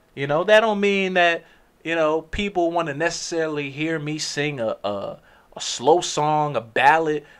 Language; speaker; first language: English; native; English